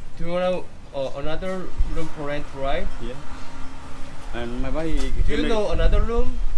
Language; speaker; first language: English; non-native, learner; Korean